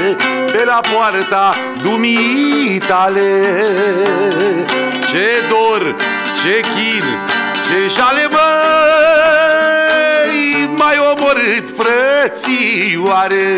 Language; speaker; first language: Romanian; native; Romanian